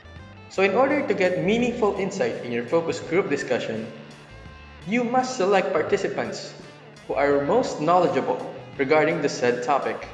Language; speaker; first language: English; non-native, local second language; Filipino